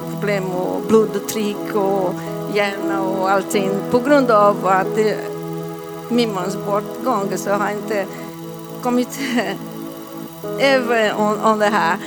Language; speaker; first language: Swedish; non-native, fluent; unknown